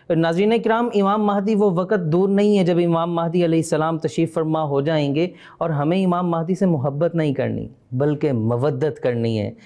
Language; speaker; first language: Urdu; native; Urdu